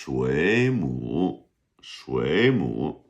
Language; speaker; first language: Chinese; non-native, fluent; English